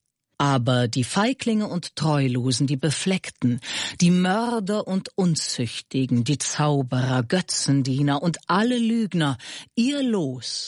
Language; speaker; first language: German; native; German